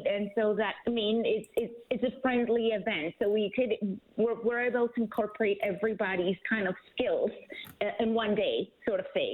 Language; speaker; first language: English; non-native, fluent; German